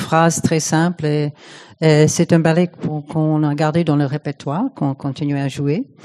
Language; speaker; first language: French; non-native, fluent; English